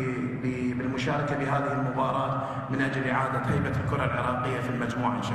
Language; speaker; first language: Arabic; native; Arabic